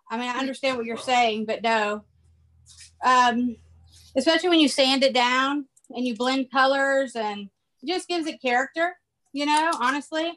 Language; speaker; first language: English; native; English